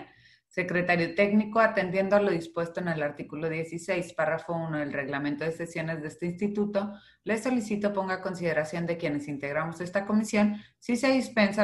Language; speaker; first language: Spanish; native; Spanish